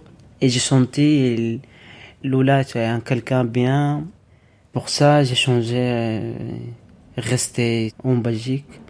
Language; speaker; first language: French; non-native, learner; Arabic